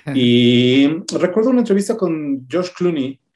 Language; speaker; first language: Spanish; native; Spanish